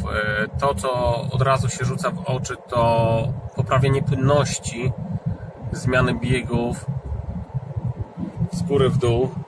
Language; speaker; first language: Polish; native; Polish